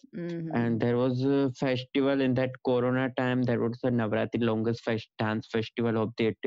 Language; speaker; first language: English; non-native, local second language; Gujarati